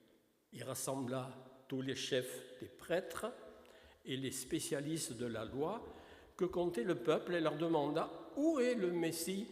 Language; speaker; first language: French; native; French